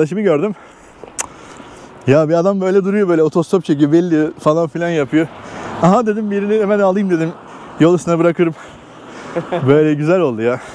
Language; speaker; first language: Turkish; native; Turkish